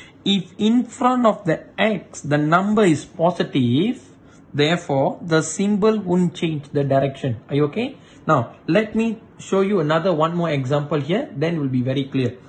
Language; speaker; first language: English; non-native, local second language; Malay